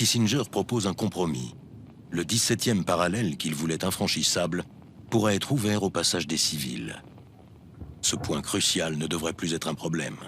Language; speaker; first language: French; native; French